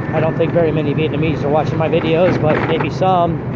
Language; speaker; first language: English; native; English